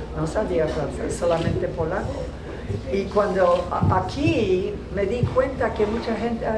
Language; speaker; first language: Spanish; non-native, fluent; Polish